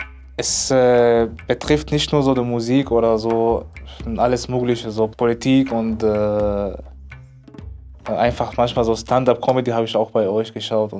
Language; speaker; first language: German; non-native, fluent; Arabic